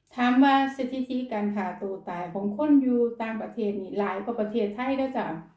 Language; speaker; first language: Thai; native; Thai